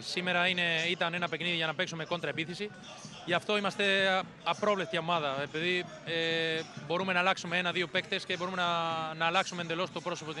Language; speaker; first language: Greek; non-native, fluent; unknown